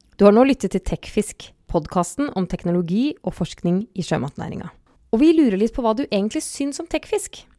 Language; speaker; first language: Norwegian; native; Norwegian